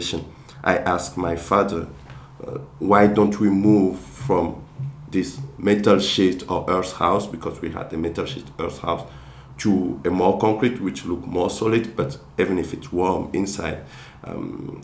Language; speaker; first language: English; non-native, fluent; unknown